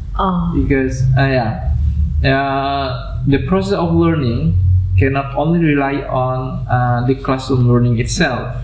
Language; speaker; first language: English; non-native, fluent; Indonesian